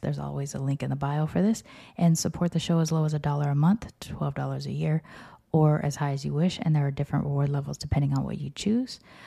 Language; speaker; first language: English; native; English